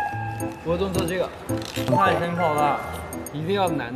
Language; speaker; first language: Chinese; native; Chinese